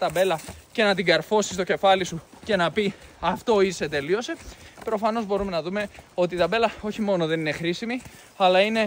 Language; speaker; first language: Greek; native; Greek